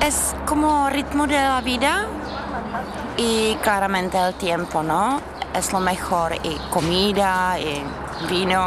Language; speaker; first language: Spanish; non-native, learner; Czech